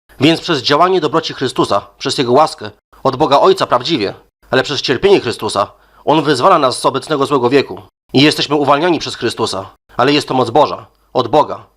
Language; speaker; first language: Polish; native; Polish